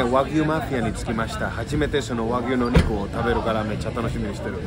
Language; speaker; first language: Japanese; non-native, learner; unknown